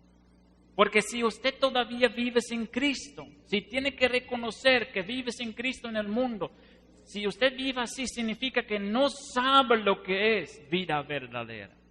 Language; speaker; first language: Spanish; non-native, fluent; Dutch